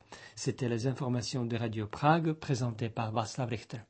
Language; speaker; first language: French; native; French